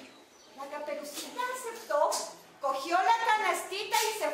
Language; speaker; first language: Spanish; native; Spanish